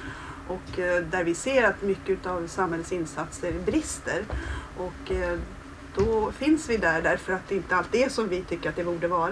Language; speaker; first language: Swedish; native; Swedish